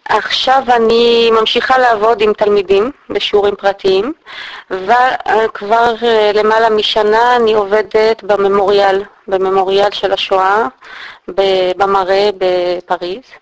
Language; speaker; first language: Hebrew; native; Hebrew